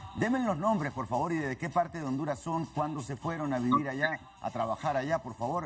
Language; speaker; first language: Spanish; native; Spanish